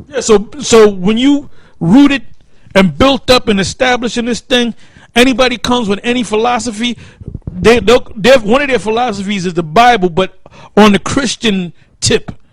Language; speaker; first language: English; native; English